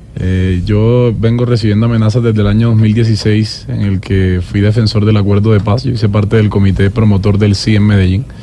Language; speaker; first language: Spanish; native; Spanish